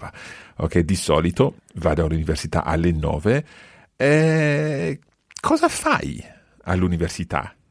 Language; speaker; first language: Italian; non-native, fluent; English